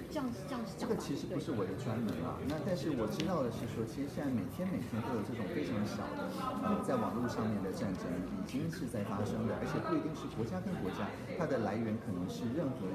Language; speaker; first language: Chinese; native; Chinese